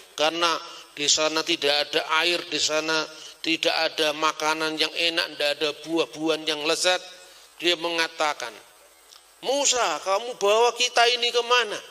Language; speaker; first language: Indonesian; non-native, local second language; Javanese